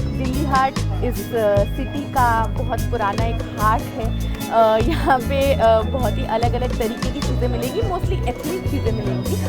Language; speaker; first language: Hindi; non-native, local second language; Bangla